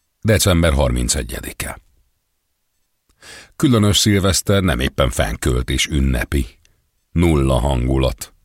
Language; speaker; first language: Hungarian; native; Hungarian